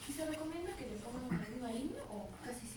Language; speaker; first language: Spanish; native; Spanish